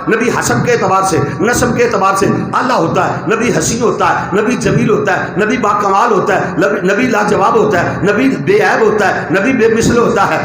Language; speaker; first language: Urdu; non-native, local second language; Punjabi